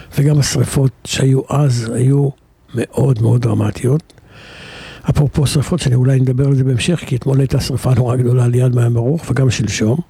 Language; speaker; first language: Hebrew; native; Hebrew